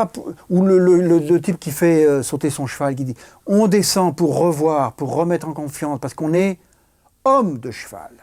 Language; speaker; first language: French; native; French